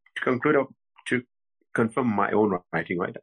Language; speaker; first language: English; non-native, fluent; French